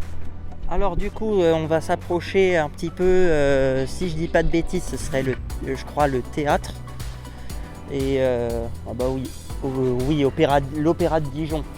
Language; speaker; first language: French; native; French